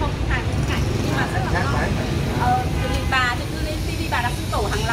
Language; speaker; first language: Vietnamese; native; Vietnamese